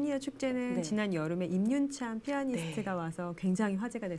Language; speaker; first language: Korean; native; Korean